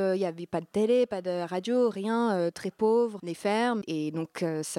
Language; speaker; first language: French; non-native, fluent; English